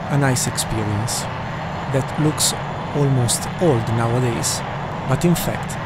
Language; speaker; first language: English; non-native, fluent; Italian